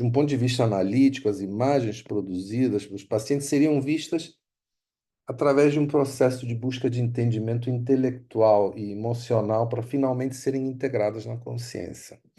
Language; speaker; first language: Portuguese; early bilingual, other home language; Italian